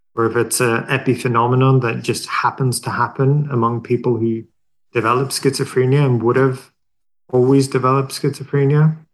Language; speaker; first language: English; non-native, fluent; Swedish